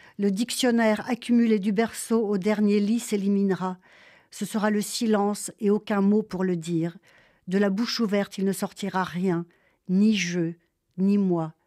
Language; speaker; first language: French; native; French